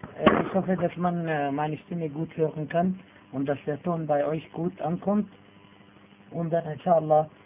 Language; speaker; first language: German; non-native, fluent; Arabic